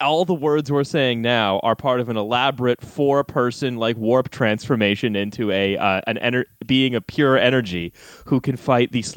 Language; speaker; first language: English; native; English